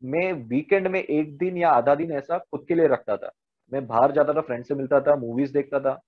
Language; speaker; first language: Hindi; non-native, local second language; Marathi